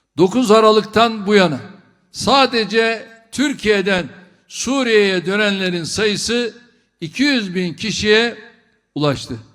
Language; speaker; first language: Turkish; native; Turkish